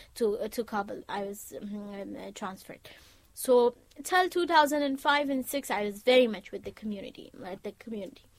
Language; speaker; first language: English; non-native, fluent; Persian